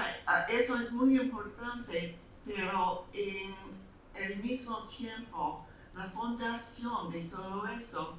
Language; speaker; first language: Spanish; non-native, fluent; English